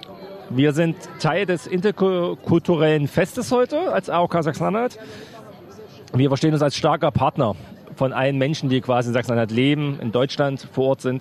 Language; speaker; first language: German; native; German